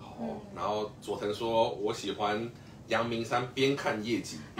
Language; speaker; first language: Chinese; native; Chinese